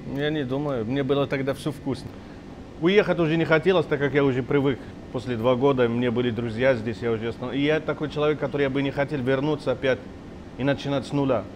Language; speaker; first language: Russian; non-native, fluent; Arabic